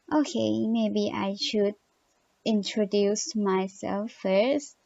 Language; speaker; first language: English; non-native, learner; Thai